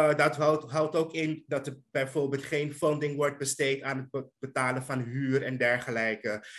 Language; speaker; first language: Dutch; native; Dutch